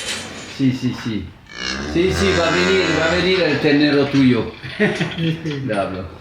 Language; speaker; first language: Spanish; non-native, learner; French